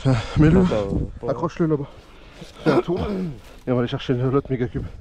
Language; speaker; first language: French; native; French